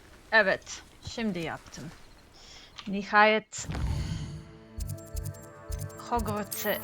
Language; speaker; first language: Turkish; non-native, learner; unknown